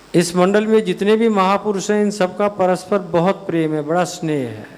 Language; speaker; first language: Hindi; non-native, local second language; Gujarati